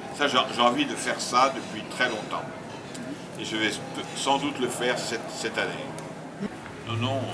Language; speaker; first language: French; native; French